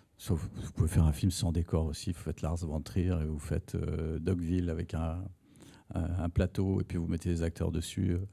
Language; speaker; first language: French; native; French